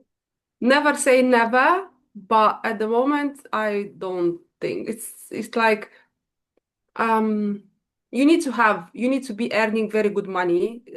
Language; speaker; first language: English; non-native, fluent; Romanian